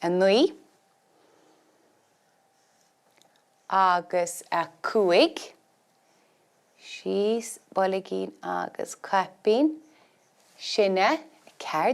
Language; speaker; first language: Irish; native; Irish